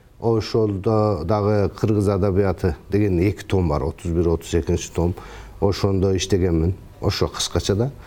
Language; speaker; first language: Kyrgyz; early bilingual, heritage; Kyrgyz